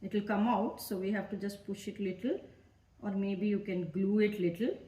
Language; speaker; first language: English; non-native, local second language; Kannada